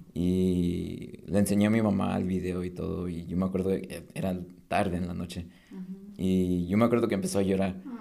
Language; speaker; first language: Spanish; early bilingual, heritage; Spanish